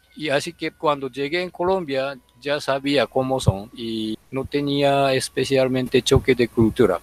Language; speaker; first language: Spanish; non-native, fluent; Japanese